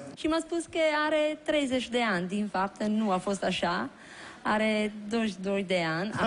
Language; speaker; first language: Romanian; non-native, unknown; Italian